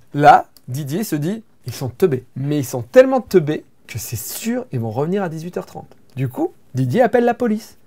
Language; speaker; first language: French; native; French